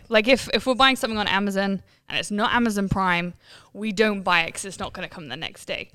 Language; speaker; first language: English; native; English